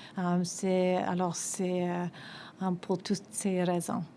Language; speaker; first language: French; non-native, local second language; English